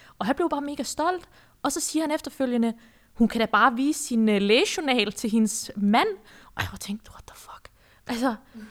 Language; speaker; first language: Danish; early bilingual, other home language; Persian